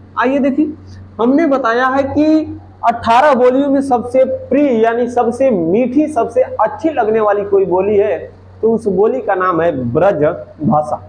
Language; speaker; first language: Hindi; native; Hindi